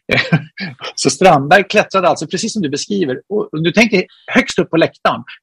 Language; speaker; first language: Swedish; native; Swedish